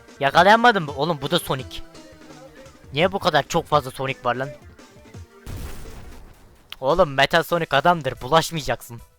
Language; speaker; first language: Turkish; native; Turkish